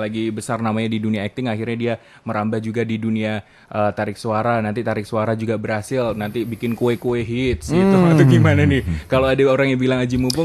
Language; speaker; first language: Indonesian; native; Indonesian